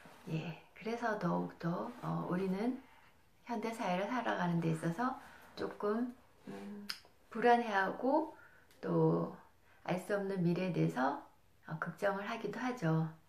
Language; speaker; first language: Korean; native; Korean